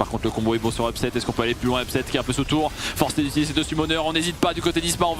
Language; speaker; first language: French; native; French